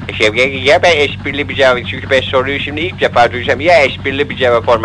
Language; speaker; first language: Turkish; native; Turkish